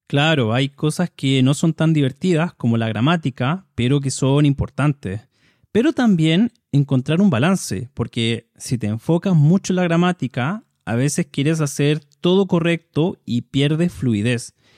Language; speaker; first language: Spanish; native; Spanish